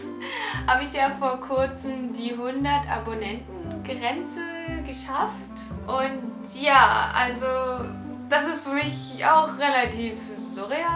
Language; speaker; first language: German; native; German